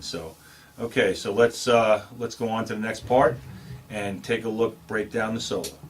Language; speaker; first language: English; native; English